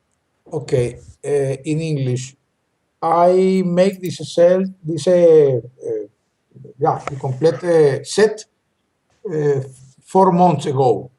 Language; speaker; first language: English; non-native, learner; Spanish